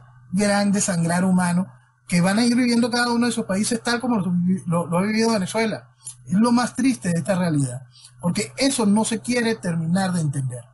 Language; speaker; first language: Spanish; native; Spanish